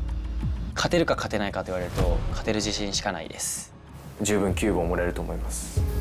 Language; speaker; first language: Japanese; native; Japanese